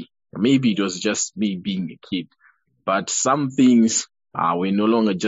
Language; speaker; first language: English; non-native, local second language; Shona